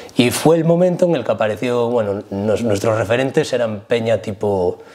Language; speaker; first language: Spanish; native; Spanish